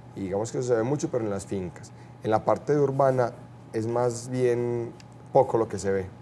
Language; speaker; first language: Spanish; native; Spanish